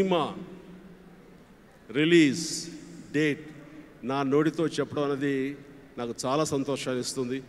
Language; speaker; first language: Telugu; native; Telugu